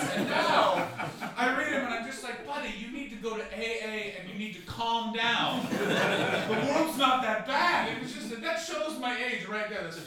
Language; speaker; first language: English; native; English